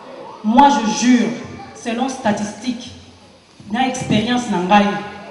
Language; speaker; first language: French; non-native, local second language; Lingala